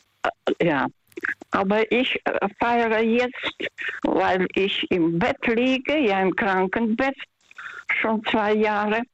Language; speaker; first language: German; non-native, fluent; Russian